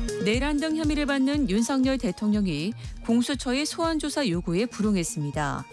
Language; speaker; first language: Korean; native; Korean